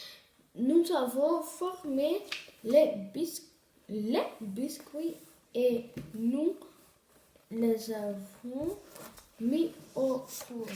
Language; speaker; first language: French; non-native, learner; Dutch